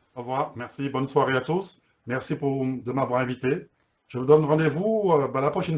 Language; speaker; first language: French; native; French